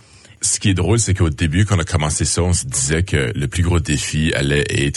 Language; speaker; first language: French; native; French